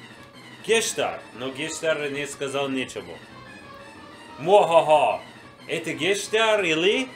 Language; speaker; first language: Russian; non-native, learner; English